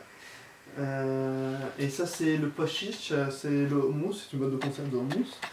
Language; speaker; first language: French; non-native, local second language; Arabic